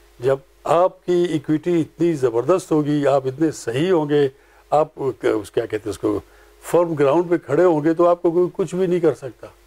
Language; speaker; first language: Urdu; non-native, local second language; Pashto